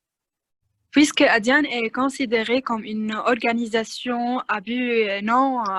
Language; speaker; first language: French; non-native, learner; Arabic